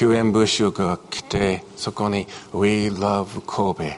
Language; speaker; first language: Japanese; non-native, fluent; English